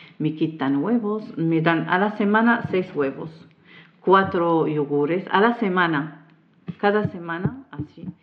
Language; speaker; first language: Spanish; non-native, learner; Arabic